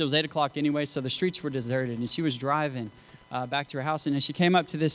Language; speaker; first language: English; native; English